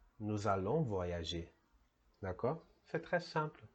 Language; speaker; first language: French; non-native, learner; Portuguese